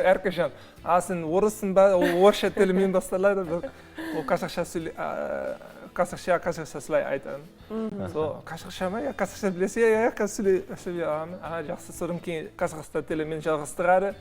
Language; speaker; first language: Kazakh; non-native, learner; Dutch